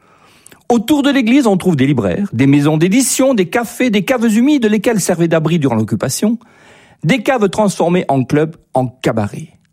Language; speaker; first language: French; native; French